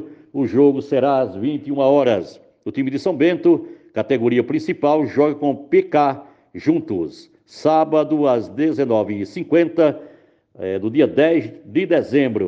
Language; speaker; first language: Portuguese; native; Portuguese